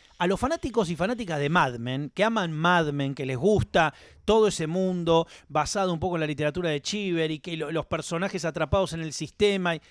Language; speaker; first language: Spanish; native; Spanish